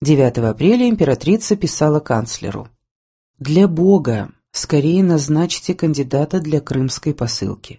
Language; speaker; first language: Russian; native; Russian